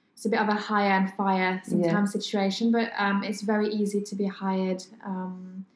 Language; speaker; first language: English; non-native, fluent; French